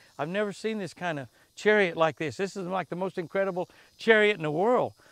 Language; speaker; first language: English; native; English